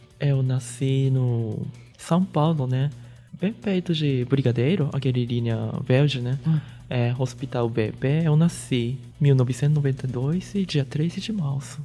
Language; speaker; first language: Portuguese; early bilingual, heritage; Japanese